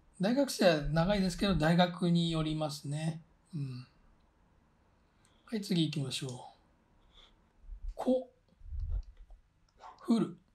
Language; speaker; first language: Japanese; native; Japanese